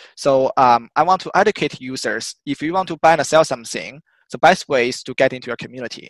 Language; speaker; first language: English; non-native, fluent; Chinese